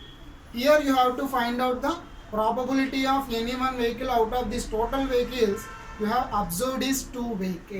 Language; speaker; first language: English; non-native, local second language; Telugu